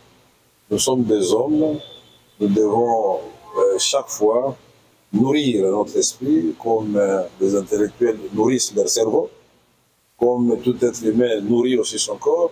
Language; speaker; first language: French; non-native, local second language; Swahili